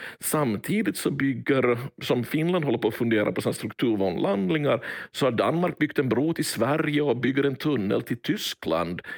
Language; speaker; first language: Swedish; native; Swedish